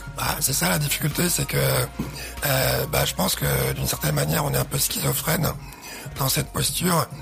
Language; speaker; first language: French; early bilingual, other home language; Arabic